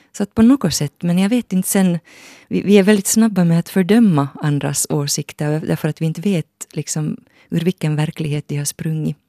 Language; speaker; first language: Swedish; native; Swedish